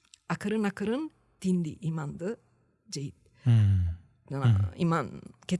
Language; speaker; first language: Kyrgyz; non-native, learner; Italian